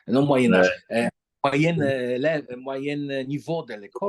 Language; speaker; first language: French; non-native, fluent; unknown